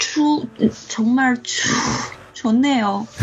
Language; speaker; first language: Korean; non-native, learner; Chinese